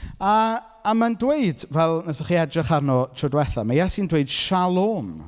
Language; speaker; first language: Welsh; native; Welsh